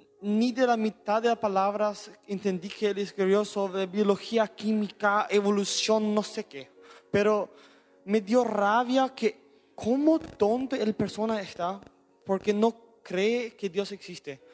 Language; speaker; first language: Spanish; non-native, local second language; German